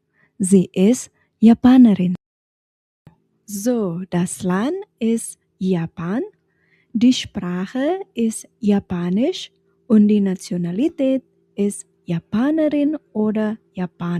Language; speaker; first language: German; non-native, fluent; Indonesian